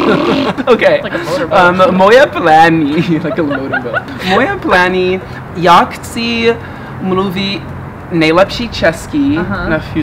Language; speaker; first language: Czech; early bilingual, heritage; English